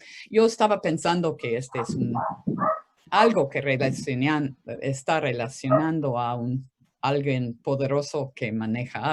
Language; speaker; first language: Spanish; non-native, fluent; English